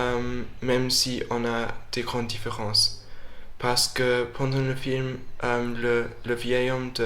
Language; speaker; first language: French; non-native, fluent; English